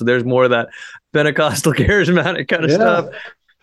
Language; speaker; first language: English; native; English